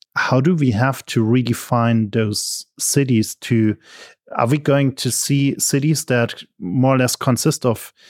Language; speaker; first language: English; non-native, fluent; German